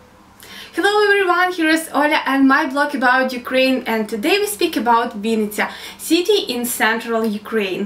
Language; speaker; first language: English; non-native, learner; Ukrainian